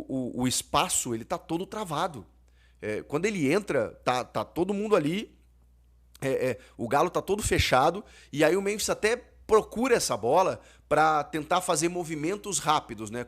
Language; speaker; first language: Portuguese; native; Portuguese